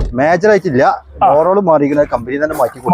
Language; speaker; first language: Malayalam; native; Malayalam